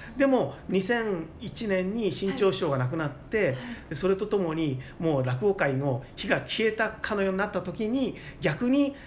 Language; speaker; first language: Japanese; native; Japanese